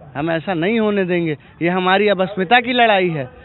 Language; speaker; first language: Hindi; native; Hindi